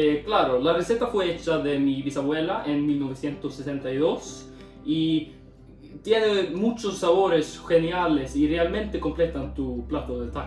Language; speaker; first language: Spanish; non-native, learner; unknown